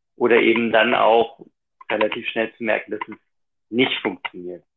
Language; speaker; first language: German; native; German